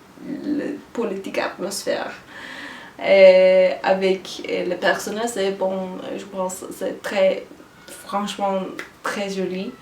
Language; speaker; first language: French; non-native, learner; Turkish